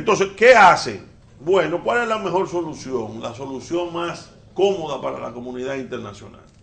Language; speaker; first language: Spanish; native; Spanish